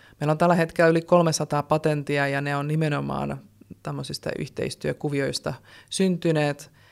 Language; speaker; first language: Finnish; non-native, fluent; Czech